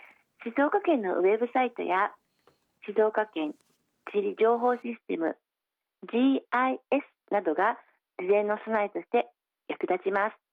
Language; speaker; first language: Japanese; native; Japanese